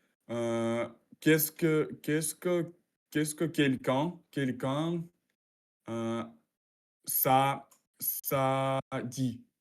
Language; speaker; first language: French; non-native, learner; Russian